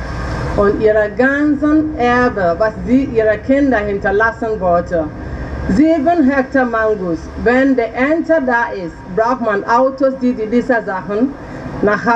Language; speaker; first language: German; non-native, fluent; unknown